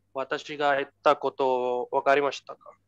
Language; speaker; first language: Japanese; non-native, learner; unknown